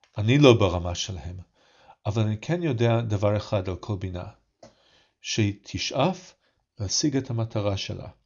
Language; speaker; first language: Hebrew; non-native, fluent; English